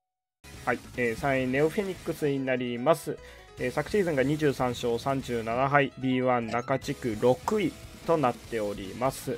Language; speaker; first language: Japanese; native; Japanese